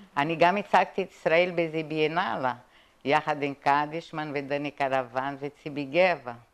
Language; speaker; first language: Hebrew; non-native, fluent; Portuguese